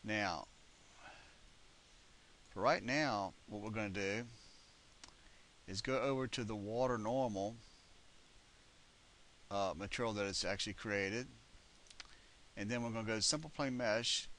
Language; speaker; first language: English; native; English